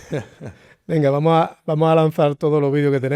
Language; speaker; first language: Spanish; native; Spanish